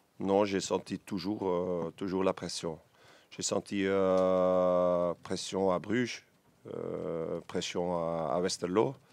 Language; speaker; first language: French; non-native, learner; Dutch